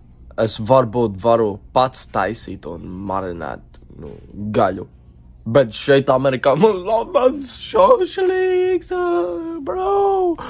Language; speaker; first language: Latvian; early bilingual, heritage; English